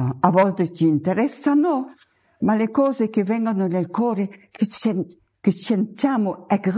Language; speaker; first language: Italian; non-native, fluent; German